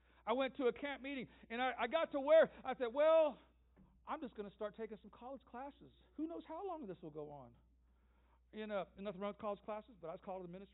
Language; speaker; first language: English; native; English